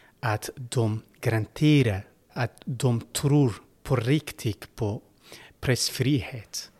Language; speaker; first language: Swedish; non-native, learner; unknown